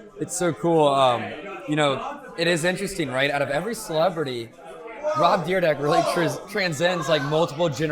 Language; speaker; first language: English; native; English